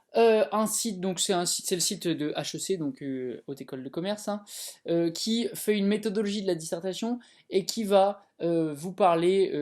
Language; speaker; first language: French; native; French